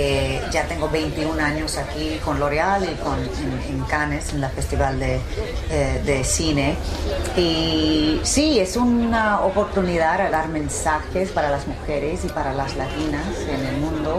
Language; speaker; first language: Spanish; early bilingual, heritage; English